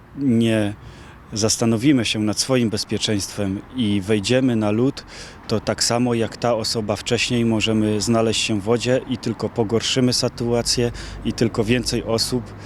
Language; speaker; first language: Polish; native; Polish